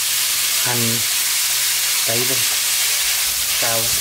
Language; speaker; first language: Vietnamese; native; Vietnamese